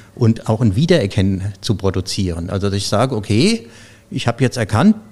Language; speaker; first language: German; native; German